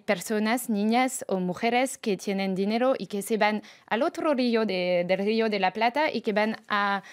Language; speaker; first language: Spanish; non-native, fluent; French